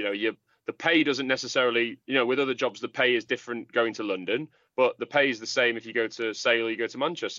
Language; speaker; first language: English; native; English